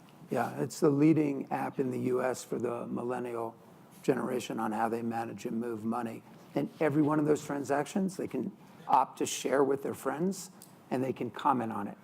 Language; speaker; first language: English; native; English